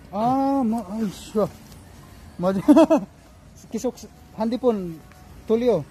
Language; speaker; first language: Korean; non-native, learner; Filipino